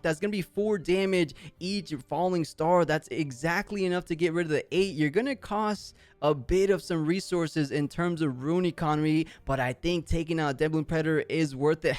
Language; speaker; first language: English; native; English